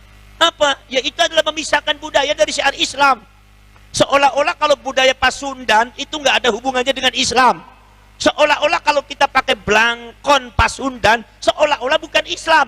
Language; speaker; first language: Indonesian; non-native, local second language; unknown